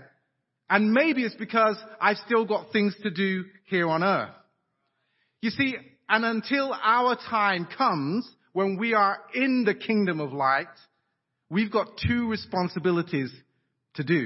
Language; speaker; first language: English; native; English